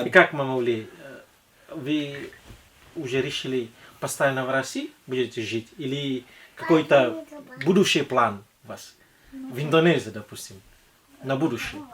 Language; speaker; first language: Russian; non-native, fluent; Indonesian